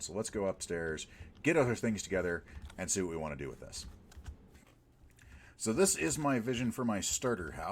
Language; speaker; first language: English; native; English